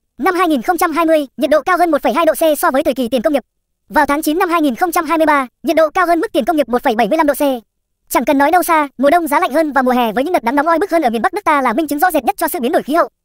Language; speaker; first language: Vietnamese; native; Vietnamese